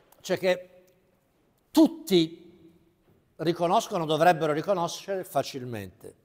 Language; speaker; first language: Italian; native; Italian